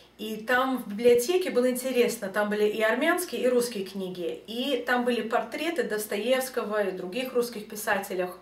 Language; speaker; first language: Russian; early bilingual, heritage; Russian